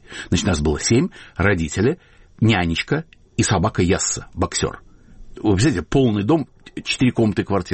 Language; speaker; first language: Russian; native; Russian